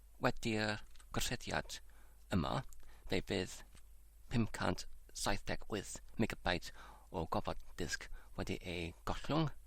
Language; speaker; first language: Welsh; non-native, learner; English